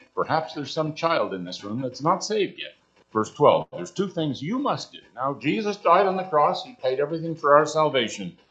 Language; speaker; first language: English; native; English